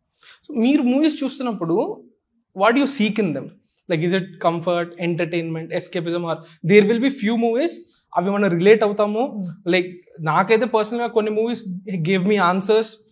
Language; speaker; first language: Telugu; native; Telugu